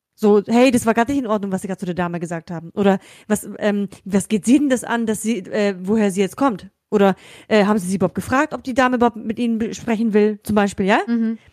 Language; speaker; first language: German; native; German